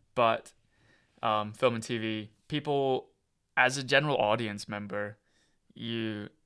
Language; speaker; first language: English; native; English